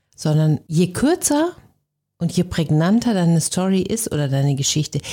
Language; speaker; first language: German; native; German